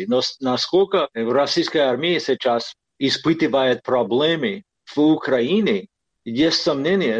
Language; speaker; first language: Russian; non-native, fluent; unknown